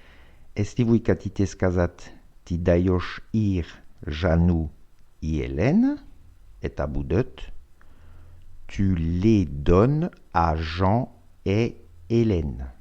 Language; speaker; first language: Russian; non-native, fluent; French